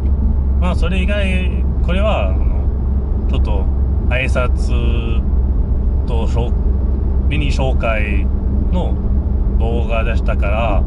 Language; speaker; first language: Japanese; non-native, fluent; English